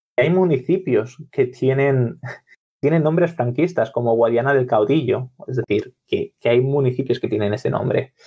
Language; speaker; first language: Spanish; non-native, local second language; Catalan